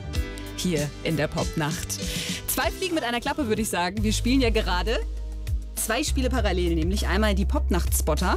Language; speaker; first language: German; native; German